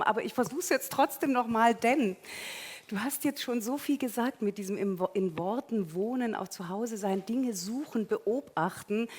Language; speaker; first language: German; native; German